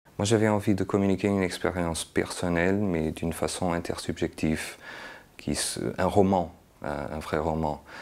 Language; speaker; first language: French; non-native, fluent; Portuguese